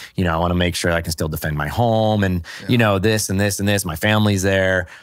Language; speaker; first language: English; native; English